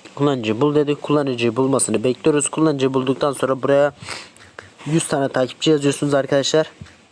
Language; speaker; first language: Turkish; non-native, local second language; Kurdish